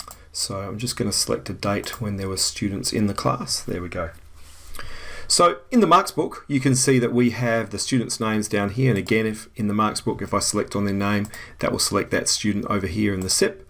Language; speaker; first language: English; native; English